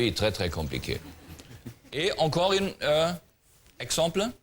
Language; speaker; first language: French; non-native, learner; German